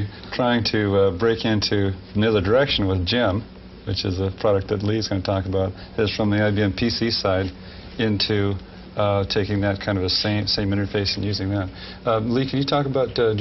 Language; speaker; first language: English; native; English